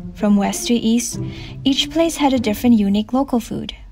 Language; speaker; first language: English; non-native, fluent; Indonesian